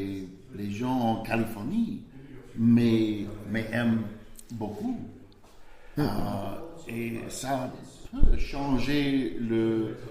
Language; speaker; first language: French; non-native, learner; English